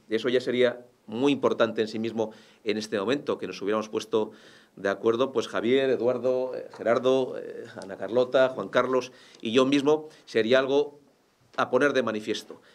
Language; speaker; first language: Spanish; native; Spanish